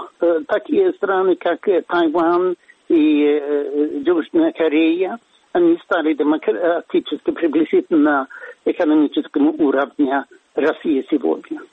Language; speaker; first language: Russian; non-native, fluent; Swedish